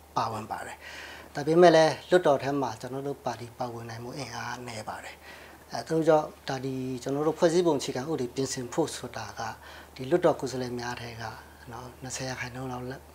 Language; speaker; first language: Burmese; non-native, local second language; Shan